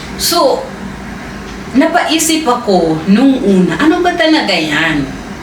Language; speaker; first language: Filipino; non-native, fluent; Swahili